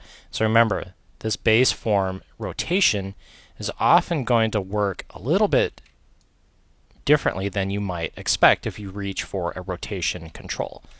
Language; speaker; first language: English; native; English